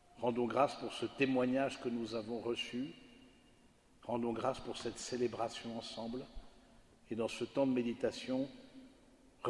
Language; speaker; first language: French; native; French